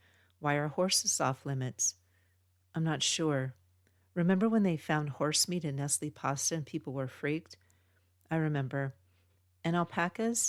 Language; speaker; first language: English; native; English